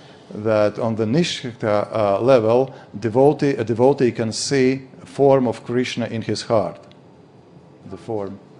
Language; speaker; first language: English; non-native, fluent; Latvian